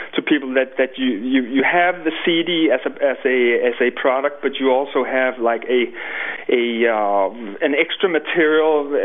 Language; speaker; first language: English; non-native, fluent; Danish